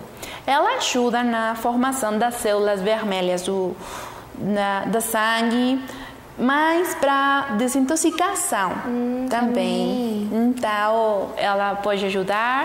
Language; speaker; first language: Portuguese; non-native, learner; Spanish